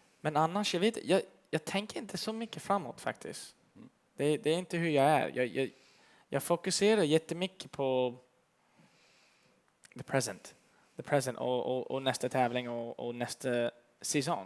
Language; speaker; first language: Swedish; early bilingual, heritage; English